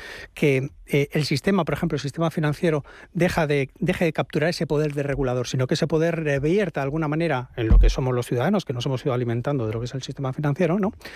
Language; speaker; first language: Spanish; native; Spanish